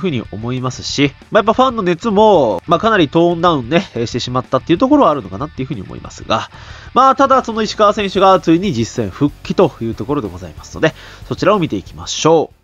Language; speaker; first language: Japanese; native; Japanese